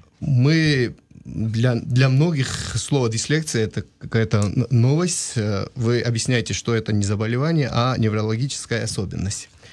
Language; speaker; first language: Russian; non-native, local second language; Georgian